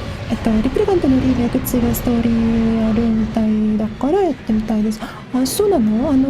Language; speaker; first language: Japanese; non-native, learner; English